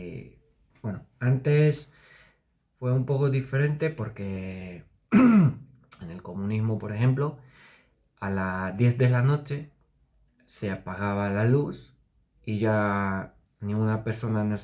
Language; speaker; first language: Spanish; non-native, fluent; Romanian